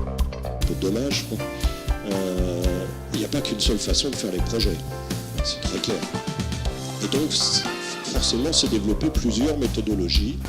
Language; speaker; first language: French; native; French